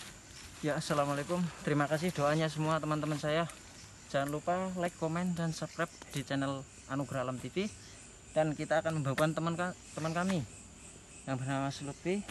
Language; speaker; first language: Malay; non-native, local second language; Javanese